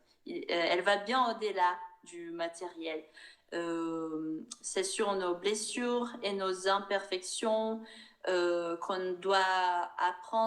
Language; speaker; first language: French; non-native, fluent; Portuguese